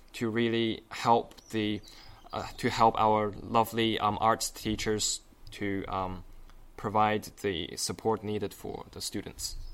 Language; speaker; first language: English; non-native, fluent; Chinese